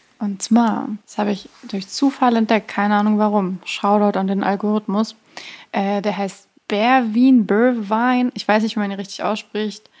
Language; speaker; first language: German; early bilingual, other home language; Persian